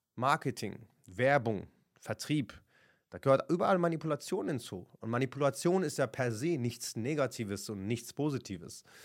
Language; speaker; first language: German; early bilingual, other home language; Kurdish